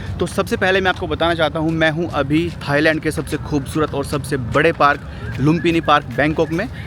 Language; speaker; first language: Hindi; native; Hindi